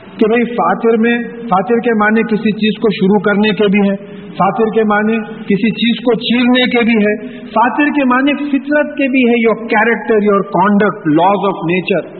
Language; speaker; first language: Urdu; native; Urdu